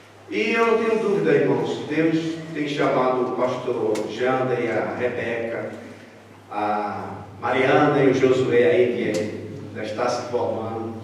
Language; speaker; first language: Portuguese; native; Portuguese